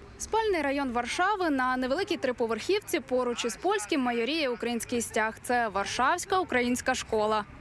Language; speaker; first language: Ukrainian; native; Ukrainian